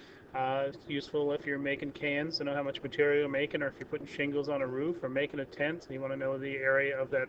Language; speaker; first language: English; native; English